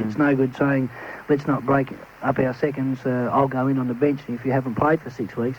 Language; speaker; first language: English; native; English